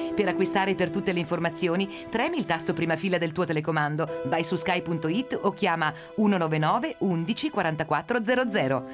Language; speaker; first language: Italian; native; Italian